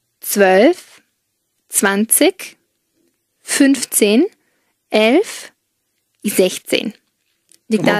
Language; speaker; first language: German; non-native, fluent; Spanish